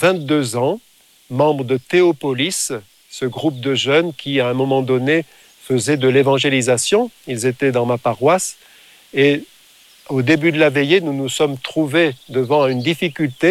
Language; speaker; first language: French; native; French